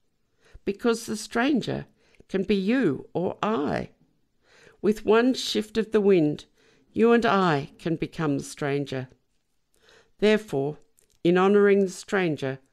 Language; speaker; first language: English; non-native, local second language; Yiddish